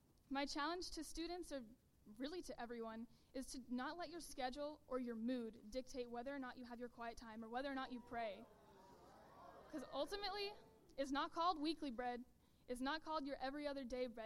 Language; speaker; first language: English; native; English